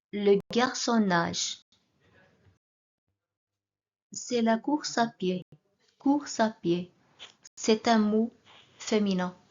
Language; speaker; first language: French; non-native, local second language; Arabic